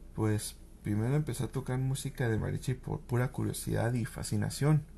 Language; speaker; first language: Spanish; early bilingual, heritage; Spanish